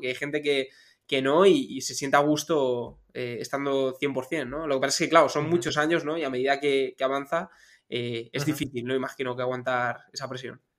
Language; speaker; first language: Spanish; native; Spanish